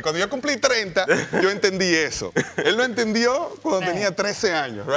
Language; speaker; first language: Spanish; native; Spanish